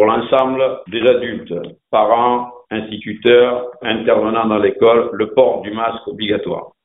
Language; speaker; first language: French; native; French